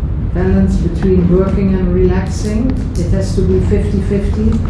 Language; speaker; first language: English; non-native, fluent; Dutch